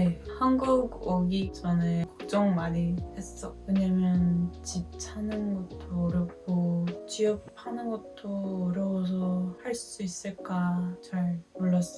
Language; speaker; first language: Korean; non-native, fluent; Dutch